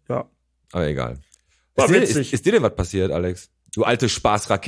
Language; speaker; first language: German; native; German